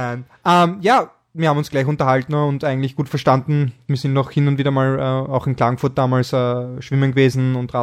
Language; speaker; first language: German; native; German